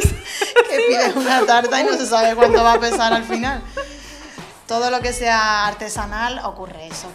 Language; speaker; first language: Spanish; native; Spanish